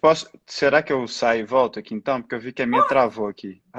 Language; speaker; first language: Portuguese; native; Portuguese